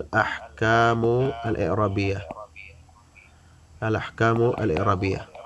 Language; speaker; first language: Arabic; non-native, fluent; Tausug